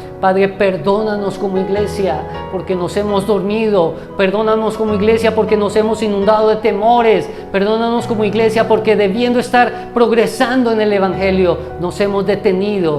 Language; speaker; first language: Spanish; native; Spanish